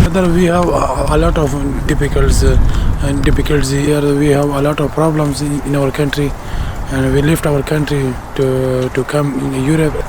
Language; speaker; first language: English; non-native, learner; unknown